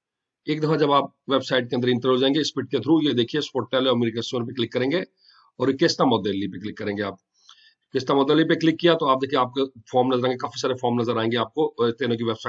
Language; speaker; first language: Hindi; non-native, local second language; Punjabi